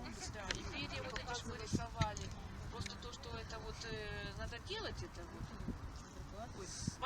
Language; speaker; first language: Russian; native; Russian